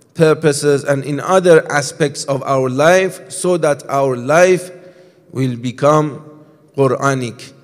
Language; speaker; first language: English; non-native, fluent; Persian